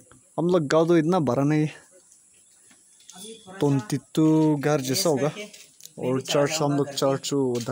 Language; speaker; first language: Hindi; non-native, local second language; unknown